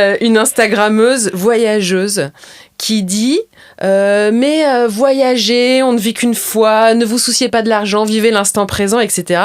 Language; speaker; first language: French; native; French